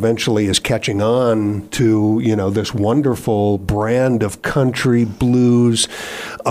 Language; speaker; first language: English; native; English